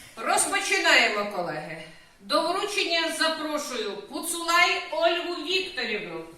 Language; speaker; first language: Ukrainian; native; Ukrainian